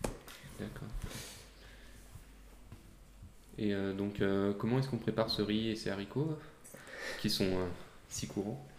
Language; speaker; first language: French; native; French